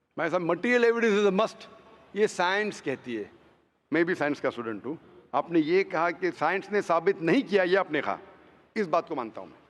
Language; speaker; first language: Hindi; non-native, local second language; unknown